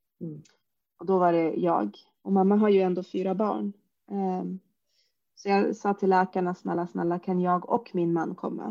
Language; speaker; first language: Swedish; early bilingual, other home language; Arabic